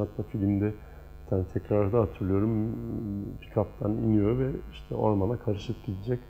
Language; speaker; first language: Turkish; native; Turkish